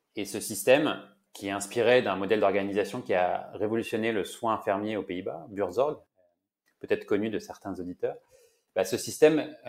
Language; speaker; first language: French; native; French